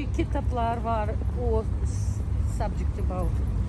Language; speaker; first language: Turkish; non-native, learner; Russian